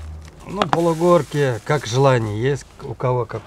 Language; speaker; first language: Russian; non-native, local second language; Uyghur